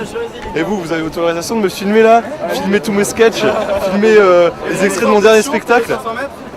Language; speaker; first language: French; native; French